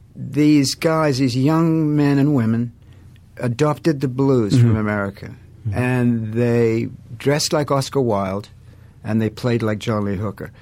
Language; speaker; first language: English; native; English